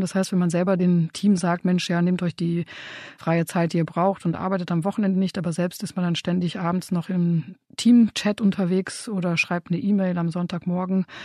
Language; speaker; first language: German; native; German